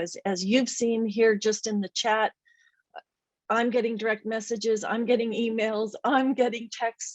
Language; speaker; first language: English; native; English